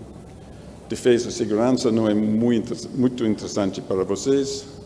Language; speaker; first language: Portuguese; non-native, learner; English